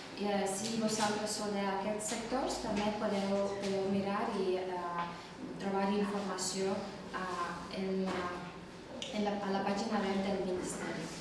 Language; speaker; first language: Catalan; non-native, fluent; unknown